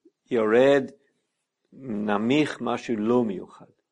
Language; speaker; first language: Hebrew; non-native, fluent; English